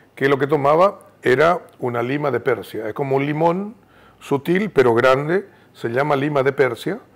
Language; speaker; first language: Spanish; native; Spanish